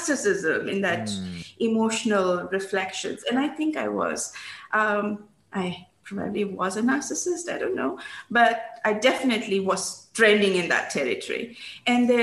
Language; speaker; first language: English; non-native, local second language; Bangla